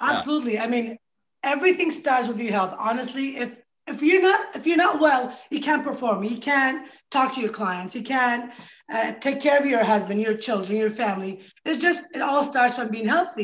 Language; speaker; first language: English; non-native, fluent; Arabic